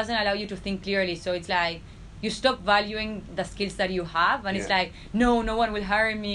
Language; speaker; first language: English; non-native, fluent; Spanish